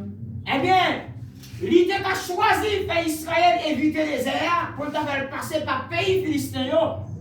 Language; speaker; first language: French; non-native, local second language; Haitian Creole